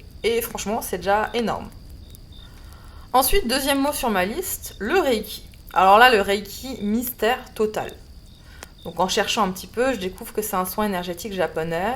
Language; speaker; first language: French; native; French